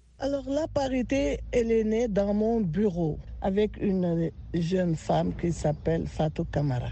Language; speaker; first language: French; non-native, local second language; Wolof